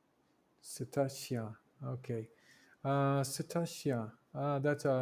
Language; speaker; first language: French; non-native, learner; English